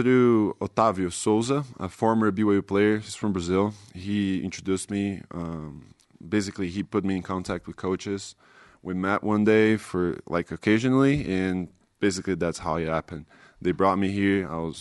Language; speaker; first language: English; non-native, fluent; Portuguese